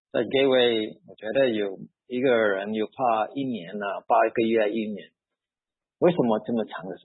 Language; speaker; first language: Chinese; early bilingual, heritage; Chinese